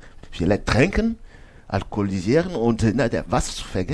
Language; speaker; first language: German; non-native, learner; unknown